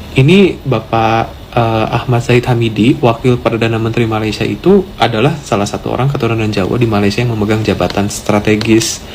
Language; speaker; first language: Indonesian; native; Indonesian